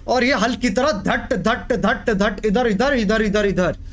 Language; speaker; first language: Hindi; native; Hindi